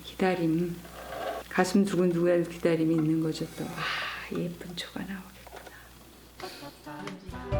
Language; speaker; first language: Korean; native; Korean